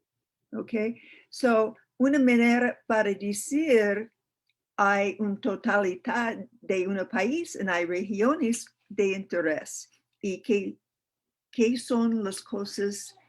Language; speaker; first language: Spanish; non-native, learner; English